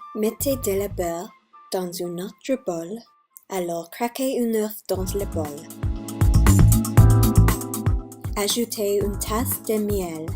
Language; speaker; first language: French; non-native, learner; English